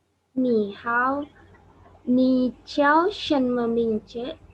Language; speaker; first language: Chinese; non-native, learner; Indonesian